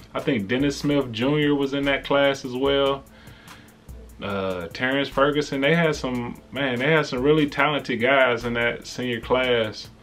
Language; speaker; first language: English; native; English